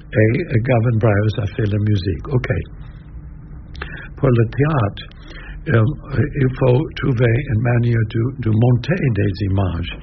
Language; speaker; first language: French; non-native, learner; English